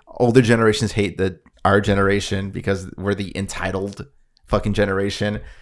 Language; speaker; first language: English; native; English